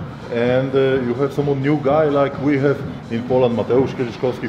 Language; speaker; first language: English; non-native, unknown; Polish